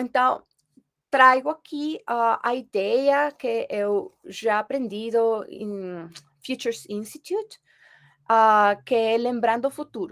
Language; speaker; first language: Portuguese; non-native, fluent; Spanish